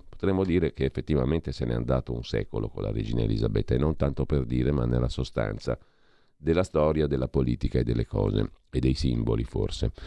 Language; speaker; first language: Italian; native; Italian